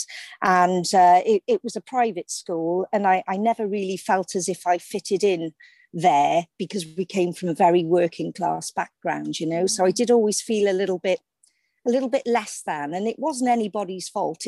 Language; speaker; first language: English; native; English